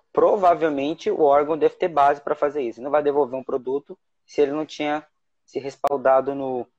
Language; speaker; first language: Portuguese; native; Portuguese